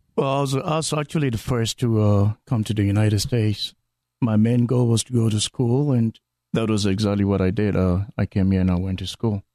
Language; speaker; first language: English; non-native, local second language; Akan